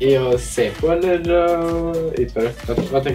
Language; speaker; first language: Norwegian; native; Norwegian